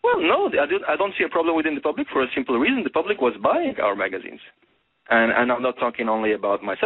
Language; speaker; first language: English; non-native, fluent; Arabic